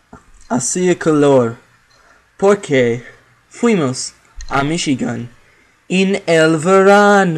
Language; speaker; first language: Spanish; non-native, learner; English